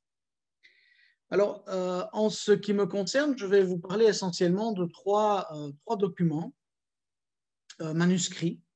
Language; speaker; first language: French; native; French